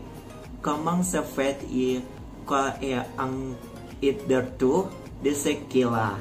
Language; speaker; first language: French; non-native, learner; Indonesian